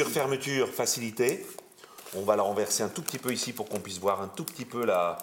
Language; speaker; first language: French; native; French